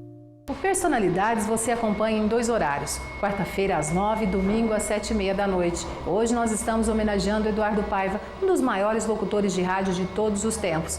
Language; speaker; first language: Portuguese; native; Portuguese